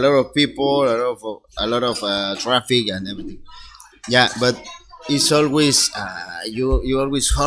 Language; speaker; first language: English; non-native, fluent; Spanish